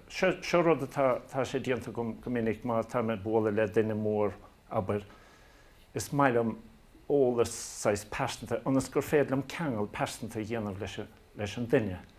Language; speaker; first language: Irish; native; Irish